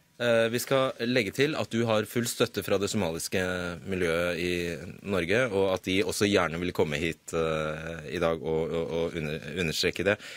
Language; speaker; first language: Norwegian; native; Norwegian